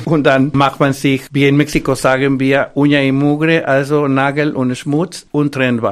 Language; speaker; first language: German; non-native, fluent; Spanish